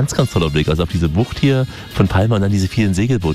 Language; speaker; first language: German; native; German